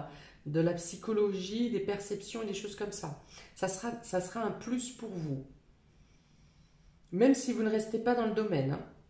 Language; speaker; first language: French; native; French